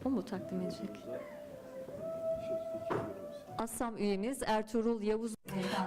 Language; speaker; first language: Turkish; native; Turkish